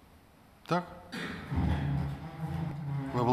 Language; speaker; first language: Russian; non-native, local second language; Kazakh